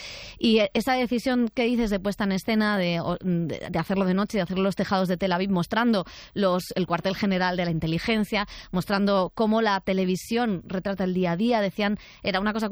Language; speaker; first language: Spanish; native; Spanish